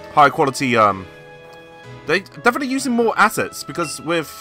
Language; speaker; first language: English; native; English